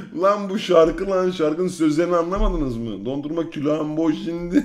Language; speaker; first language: Turkish; early bilingual, heritage; Turkish